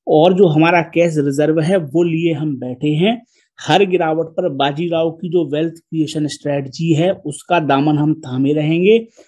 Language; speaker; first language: Hindi; native; Hindi